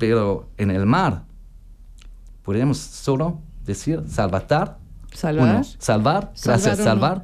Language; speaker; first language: Spanish; non-native, learner; German